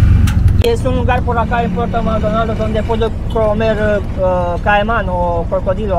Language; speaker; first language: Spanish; non-native, learner; Romanian